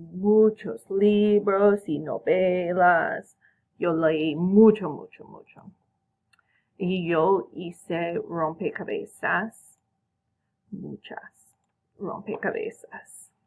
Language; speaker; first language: Spanish; non-native, fluent; English